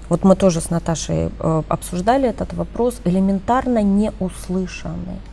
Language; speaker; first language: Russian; native; Russian